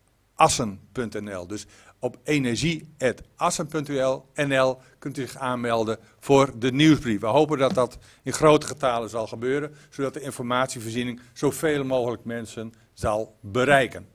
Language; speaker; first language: Dutch; native; Dutch